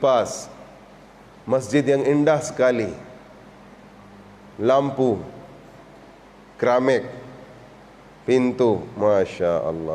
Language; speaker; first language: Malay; non-native, fluent; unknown